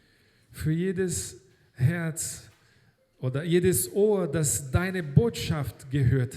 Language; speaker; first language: German; non-native, fluent; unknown